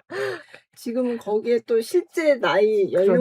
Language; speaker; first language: Korean; native; Korean